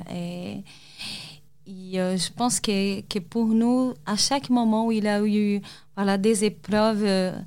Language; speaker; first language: French; non-native, fluent; Portuguese